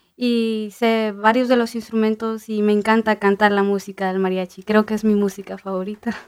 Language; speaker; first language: Spanish; early bilingual, heritage; Spanish